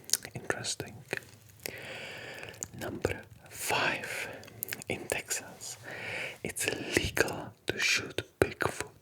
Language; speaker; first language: English; non-native, fluent; Polish